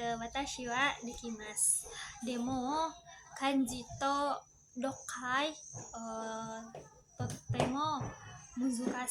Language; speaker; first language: Japanese; non-native, learner; Indonesian